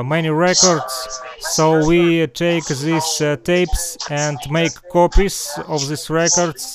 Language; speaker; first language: English; non-native, learner; Russian